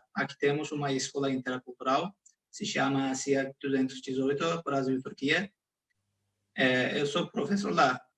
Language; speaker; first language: Portuguese; non-native, fluent; Turkish